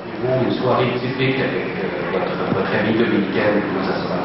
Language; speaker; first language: French; native; French